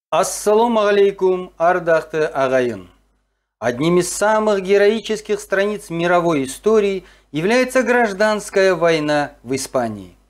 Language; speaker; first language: Russian; non-native, local second language; Kazakh